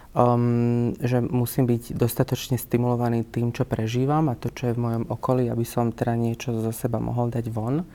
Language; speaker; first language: Slovak; native; Slovak